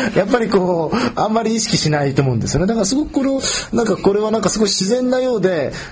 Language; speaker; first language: Japanese; native; Japanese